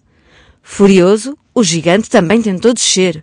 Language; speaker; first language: Portuguese; native; Portuguese